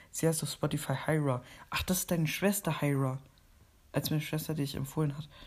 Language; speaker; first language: German; native; German